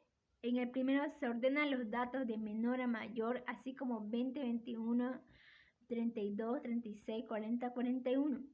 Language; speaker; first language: Spanish; native; Spanish